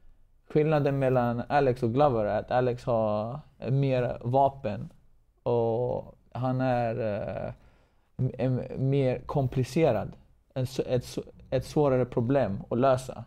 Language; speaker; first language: Swedish; non-native, fluent; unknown